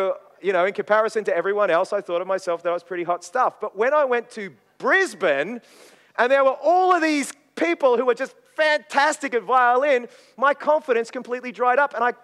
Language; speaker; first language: English; native; English